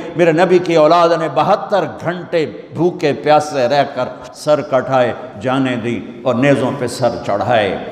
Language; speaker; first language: Urdu; non-native, local second language; Punjabi